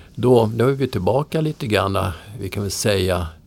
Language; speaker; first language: Swedish; native; Swedish